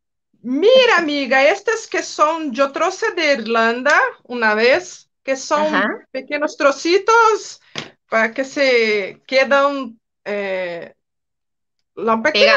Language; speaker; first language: Spanish; non-native, fluent; Portuguese